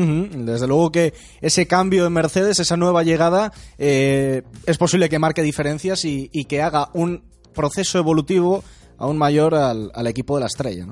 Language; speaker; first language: Spanish; native; Spanish